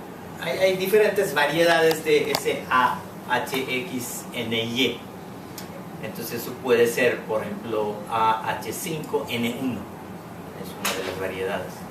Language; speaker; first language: Spanish; non-native, fluent; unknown